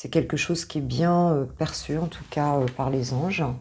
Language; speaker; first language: French; native; French